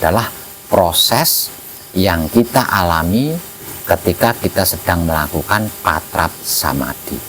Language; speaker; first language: Indonesian; non-native, local second language; Javanese